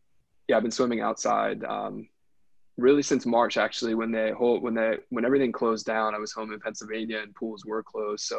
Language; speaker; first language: English; native; English